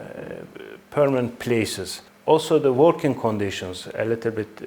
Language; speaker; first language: English; non-native, fluent; Turkish